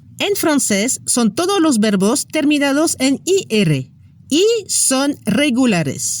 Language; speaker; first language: Spanish; non-native, fluent; French